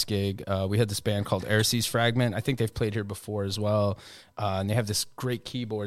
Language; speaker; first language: English; early bilingual, other home language; Spanish